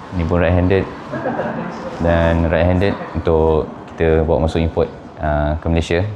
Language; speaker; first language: Malay; native; Malay